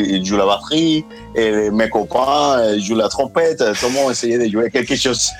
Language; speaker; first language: French; non-native, fluent; Spanish